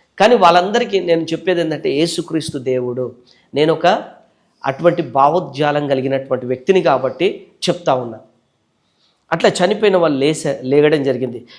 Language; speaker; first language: Telugu; native; Telugu